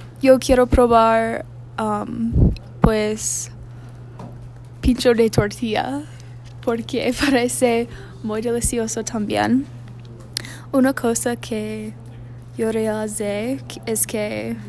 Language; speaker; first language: Spanish; non-native, learner; English